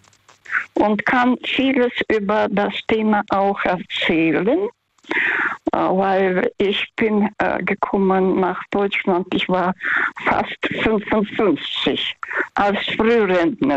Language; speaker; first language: German; non-native, learner; Russian